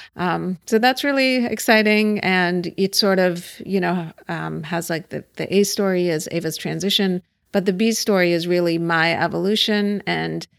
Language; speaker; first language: English; native; English